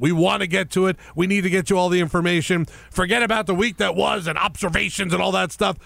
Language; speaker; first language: English; native; English